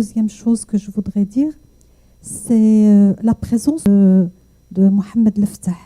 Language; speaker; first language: French; non-native, local second language; Arabic